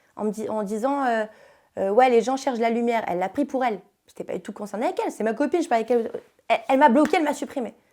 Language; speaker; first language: French; early bilingual, heritage; French